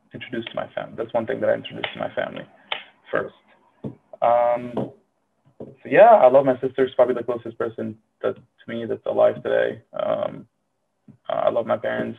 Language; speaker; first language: English; non-native, fluent; Arabic